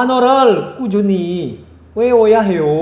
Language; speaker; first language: Korean; non-native, fluent; Indonesian